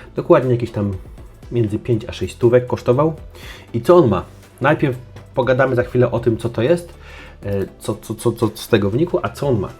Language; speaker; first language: Polish; native; Polish